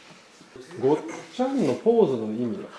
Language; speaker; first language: Japanese; native; Japanese